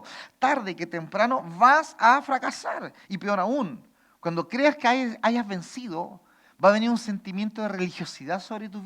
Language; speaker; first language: Spanish; native; Spanish